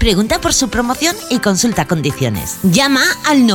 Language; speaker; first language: Spanish; native; Spanish